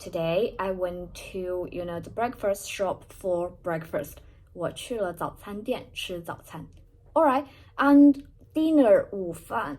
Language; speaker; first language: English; non-native, fluent; Chinese